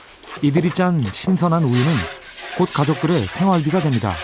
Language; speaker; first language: Korean; native; Korean